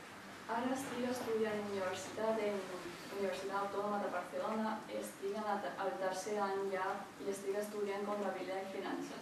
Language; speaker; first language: Catalan; early bilingual, other home language; Chinese